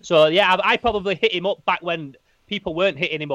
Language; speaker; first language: English; native; English